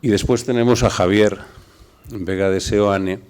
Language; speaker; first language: Spanish; native; Spanish